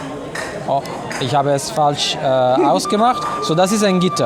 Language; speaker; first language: German; non-native, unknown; Italian